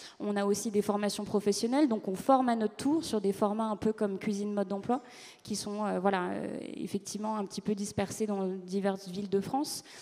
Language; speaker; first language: French; native; French